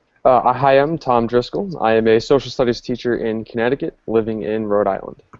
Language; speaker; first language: English; native; English